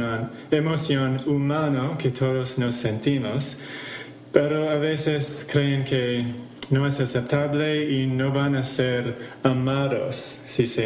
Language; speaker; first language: Spanish; non-native, fluent; English